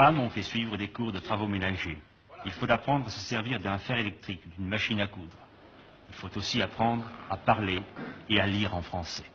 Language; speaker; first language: French; native; French